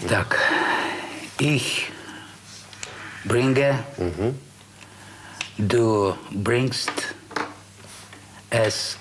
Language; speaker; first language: German; non-native, learner; Russian